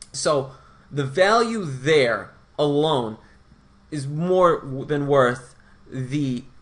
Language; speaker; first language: English; non-native, fluent; Portuguese